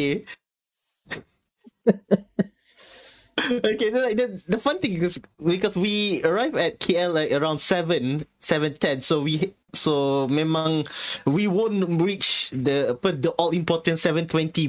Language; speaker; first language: English; non-native, local second language; Malay